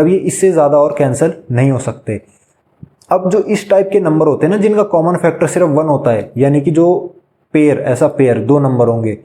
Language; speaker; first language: Hindi; native; Hindi